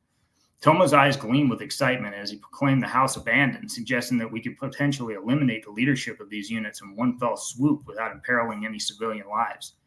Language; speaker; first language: English; native; English